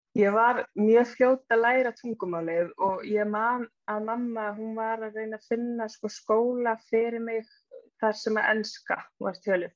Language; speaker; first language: Icelandic; early bilingual, other home language; English